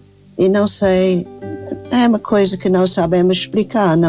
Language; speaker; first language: Portuguese; non-native, fluent; English